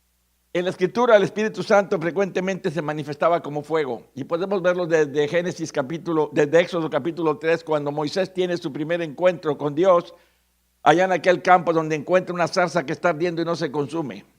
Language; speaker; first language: Spanish; native; Spanish